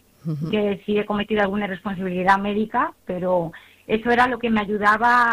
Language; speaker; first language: Spanish; native; Spanish